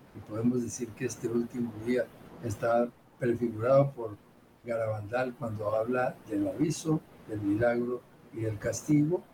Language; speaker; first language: Spanish; native; Spanish